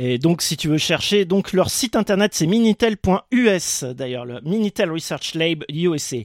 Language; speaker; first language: French; native; French